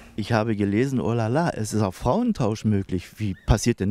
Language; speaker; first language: German; native; German